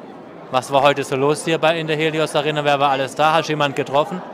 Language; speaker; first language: German; native; German